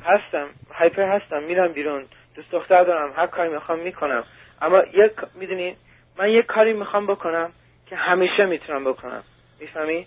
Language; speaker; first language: Persian; early bilingual, heritage; Persian